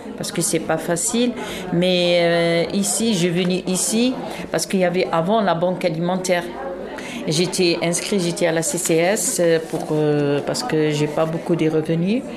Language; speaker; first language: French; non-native, local second language; Arabic